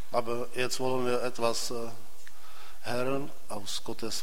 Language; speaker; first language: German; non-native, fluent; Czech